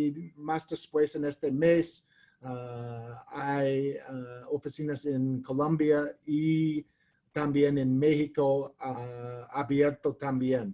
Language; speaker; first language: Spanish; non-native, learner; English